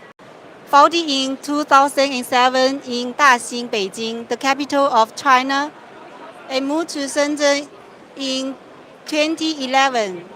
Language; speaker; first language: English; non-native, local second language; Chinese